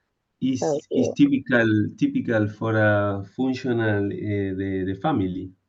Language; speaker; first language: English; non-native, learner; Spanish